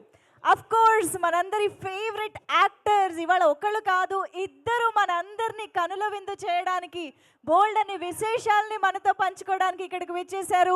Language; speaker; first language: Telugu; native; Telugu